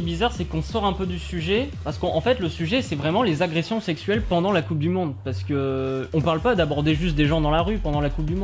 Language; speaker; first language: French; native; French